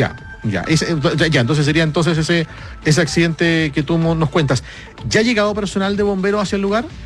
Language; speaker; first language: Spanish; native; Spanish